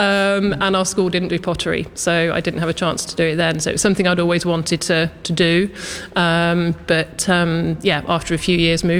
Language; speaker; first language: English; native; English